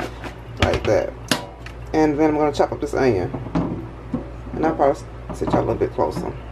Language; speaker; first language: English; native; English